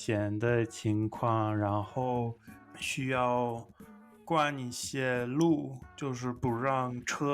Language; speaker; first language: Chinese; non-native, fluent; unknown